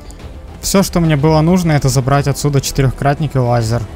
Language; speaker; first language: Russian; native; Russian